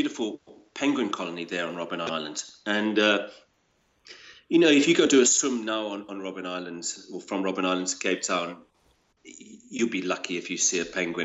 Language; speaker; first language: English; native; English